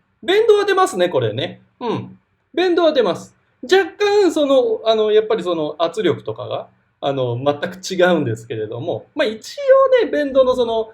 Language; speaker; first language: Japanese; native; Japanese